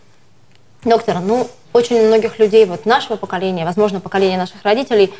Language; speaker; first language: Russian; native; Russian